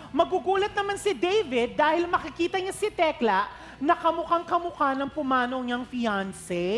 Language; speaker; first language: Filipino; native; Filipino